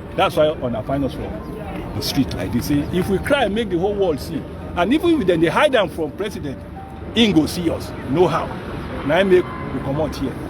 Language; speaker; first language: Nigerian Pidgin; non-native, local second language; Yoruba